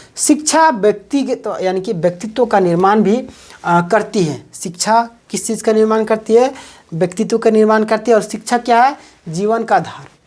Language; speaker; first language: Hindi; native; Hindi